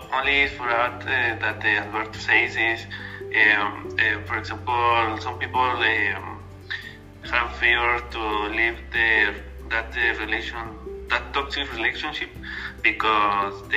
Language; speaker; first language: English; non-native, learner; Spanish